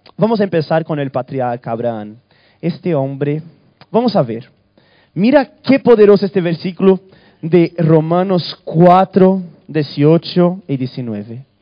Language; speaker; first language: Spanish; early bilingual, other home language; Portuguese